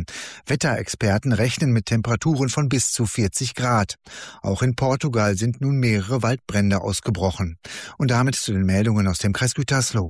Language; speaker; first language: German; native; German